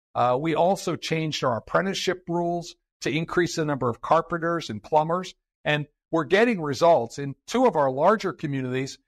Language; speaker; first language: English; native; English